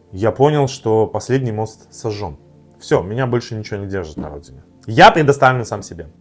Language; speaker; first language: Russian; native; Russian